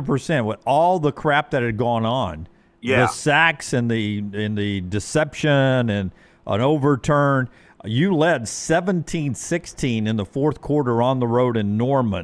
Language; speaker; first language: English; native; English